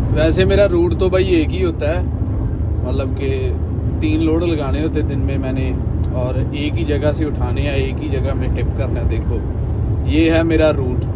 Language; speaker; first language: Hindi; non-native, local second language; Punjabi